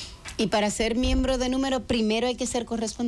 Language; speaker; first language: Spanish; native; Spanish